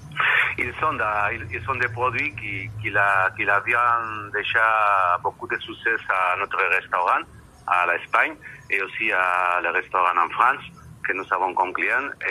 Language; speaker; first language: French; non-native, learner; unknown